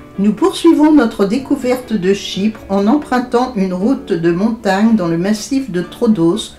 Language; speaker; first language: French; native; French